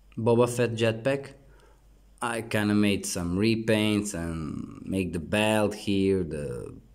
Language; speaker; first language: English; non-native, fluent; Croatian